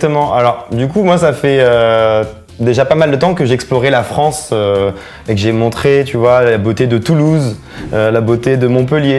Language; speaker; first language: French; native; French